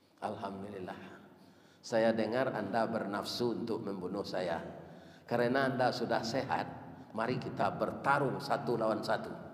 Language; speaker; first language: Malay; non-native, local second language; Minangkabau